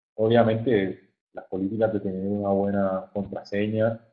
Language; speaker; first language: Spanish; native; Spanish